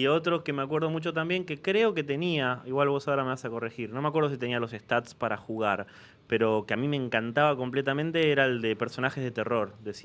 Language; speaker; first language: Spanish; native; Spanish